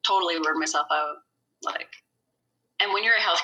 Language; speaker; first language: English; native; English